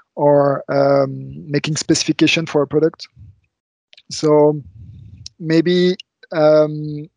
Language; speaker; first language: English; non-native, fluent; French